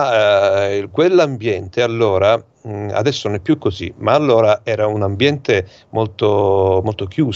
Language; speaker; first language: Italian; early bilingual, heritage; Italian